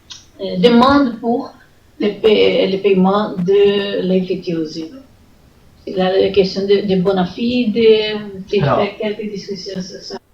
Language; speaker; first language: French; non-native, learner; Italian